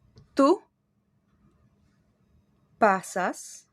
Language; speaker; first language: Spanish; non-native, fluent; English